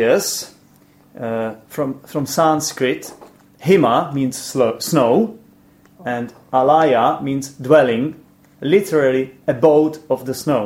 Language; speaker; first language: English; non-native, fluent; Czech